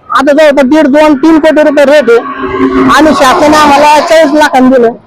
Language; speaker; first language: Marathi; native; Marathi